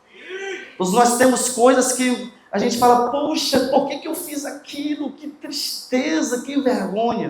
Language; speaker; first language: Portuguese; native; Portuguese